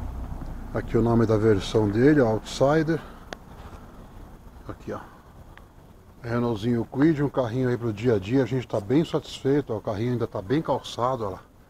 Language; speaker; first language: Portuguese; native; Portuguese